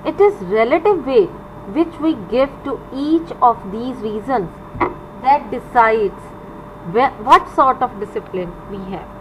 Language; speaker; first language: English; non-native, local second language; Punjabi